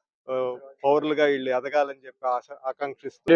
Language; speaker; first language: Telugu; native; Telugu